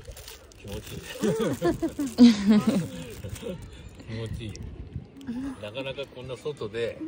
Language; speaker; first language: Japanese; native; Japanese